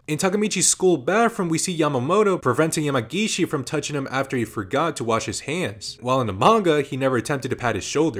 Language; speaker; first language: English; native; English